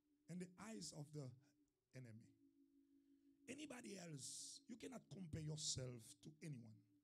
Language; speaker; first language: English; non-native, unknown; Haitian Creole